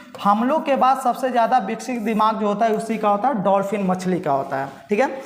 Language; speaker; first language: Hindi; native; Hindi